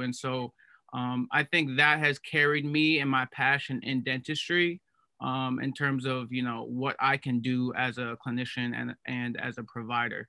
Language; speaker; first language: English; native; English